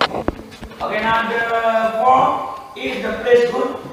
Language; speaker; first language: English; non-native, learner; Indonesian